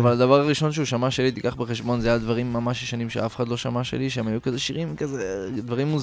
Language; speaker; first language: Hebrew; native; Hebrew